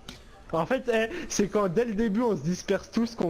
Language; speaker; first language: French; native; French